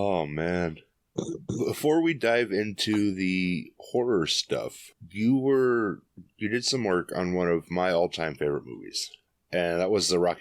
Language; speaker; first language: English; native; English